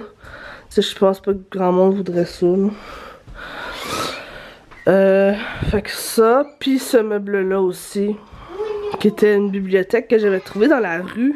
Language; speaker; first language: French; native; French